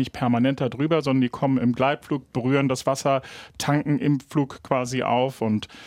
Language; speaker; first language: German; native; German